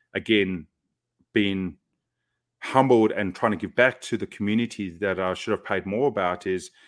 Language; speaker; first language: English; native; English